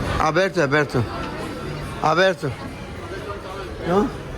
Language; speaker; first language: Portuguese; non-native, learner; Turkish